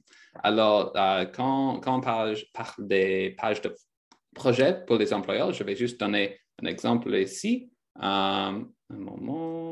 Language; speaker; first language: French; non-native, fluent; English